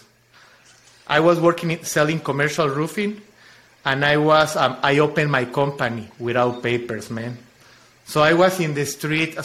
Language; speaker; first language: English; non-native, fluent; Spanish